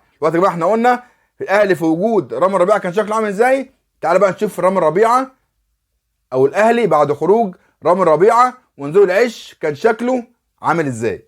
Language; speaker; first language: Arabic; native; Arabic